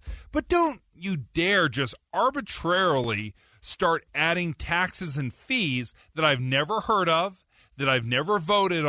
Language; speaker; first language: English; native; English